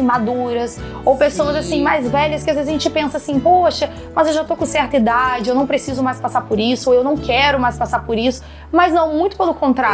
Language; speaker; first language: Portuguese; native; Portuguese